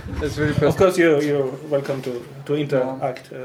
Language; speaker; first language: English; non-native, fluent; German